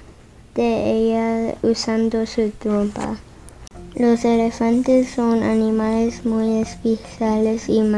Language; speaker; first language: Spanish; early bilingual, heritage; Spanish